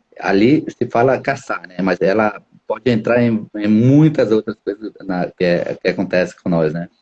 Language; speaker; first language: Portuguese; non-native, local second language; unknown